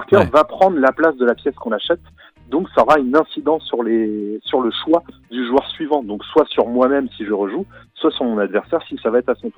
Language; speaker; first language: French; native; French